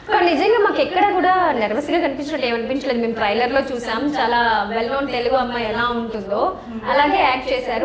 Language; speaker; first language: Telugu; native; Telugu